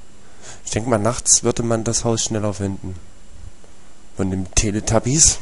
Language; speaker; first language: German; native; German